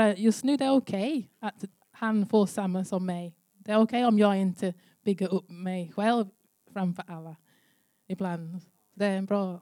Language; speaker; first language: Swedish; non-native, learner; English